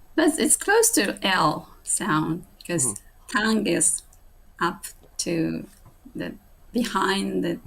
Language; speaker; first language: English; non-native, learner; Japanese